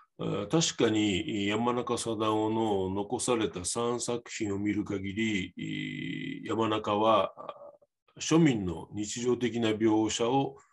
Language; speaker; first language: Japanese; native; Japanese